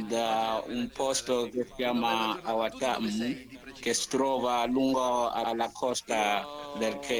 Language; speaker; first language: Italian; non-native, learner; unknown